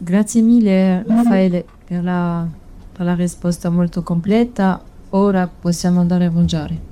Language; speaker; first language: Italian; non-native, learner; French